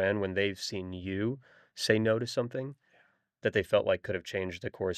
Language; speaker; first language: English; native; English